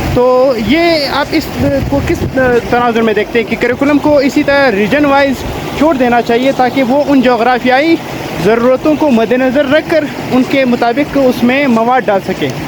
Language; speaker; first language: Urdu; non-native, local second language; Pashto